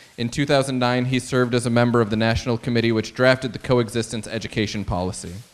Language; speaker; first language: English; native; English